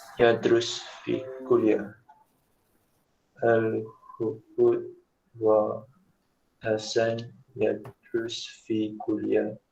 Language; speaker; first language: Arabic; non-native, learner; Malay